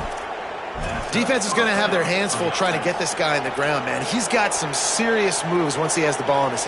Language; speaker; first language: English; native; English